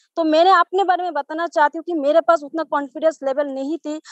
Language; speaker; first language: Hindi; non-native, local second language; Bangla